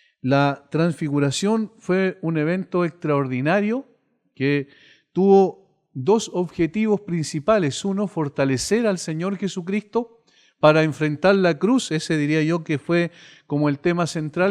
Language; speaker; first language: Spanish; native; Spanish